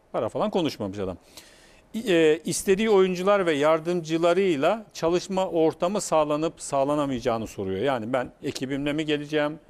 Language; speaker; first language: Turkish; native; Turkish